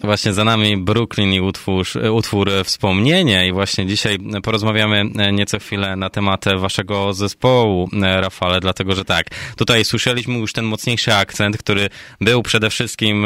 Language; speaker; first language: Polish; native; Polish